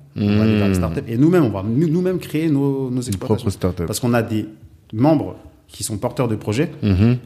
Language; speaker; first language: French; native; French